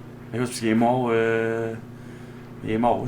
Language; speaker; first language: French; native; French